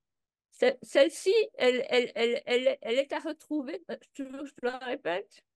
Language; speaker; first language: French; native; French